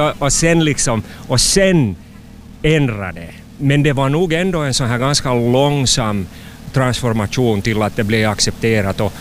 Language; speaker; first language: Swedish; native; Swedish